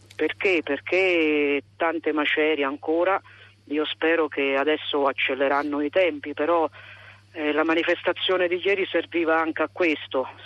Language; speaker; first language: Italian; native; Italian